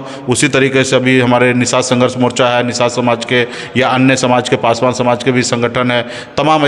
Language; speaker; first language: Hindi; native; Hindi